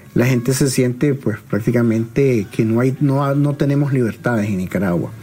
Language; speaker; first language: Spanish; native; Spanish